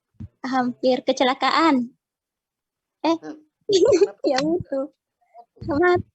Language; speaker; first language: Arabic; non-native, learner; Indonesian